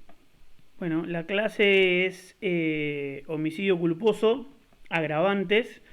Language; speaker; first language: Spanish; native; Spanish